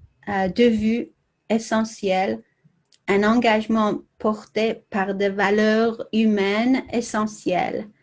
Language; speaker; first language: French; non-native, learner; English